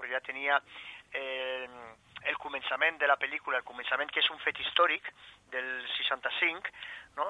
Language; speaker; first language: Catalan; non-native, fluent; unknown